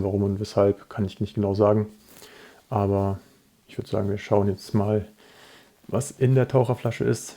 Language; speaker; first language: German; native; German